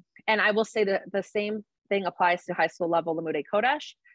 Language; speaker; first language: English; native; English